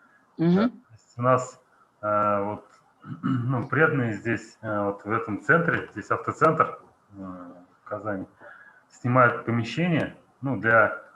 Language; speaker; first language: Russian; native; Russian